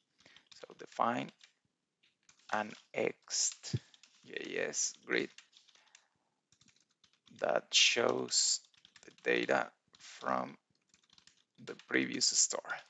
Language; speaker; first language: English; non-native, fluent; Spanish